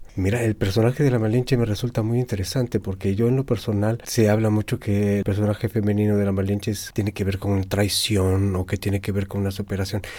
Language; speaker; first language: Spanish; native; Spanish